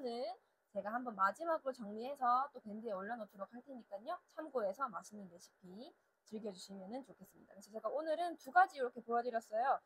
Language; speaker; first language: Korean; native; Korean